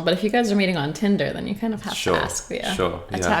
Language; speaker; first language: English; native; English